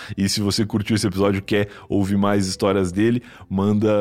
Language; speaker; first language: Portuguese; native; Portuguese